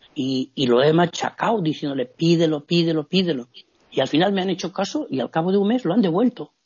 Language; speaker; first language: Spanish; native; Spanish